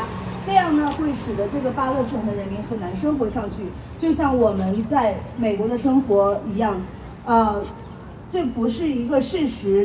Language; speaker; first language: Chinese; early bilingual, other home language; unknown